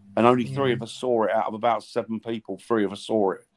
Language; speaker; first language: English; native; English